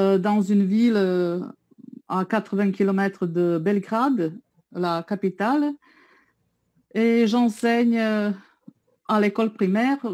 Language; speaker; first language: French; non-native, fluent; Serbian